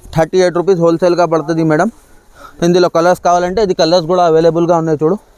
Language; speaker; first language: Telugu; non-native, local second language; Urdu